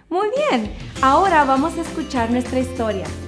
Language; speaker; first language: Spanish; native; Spanish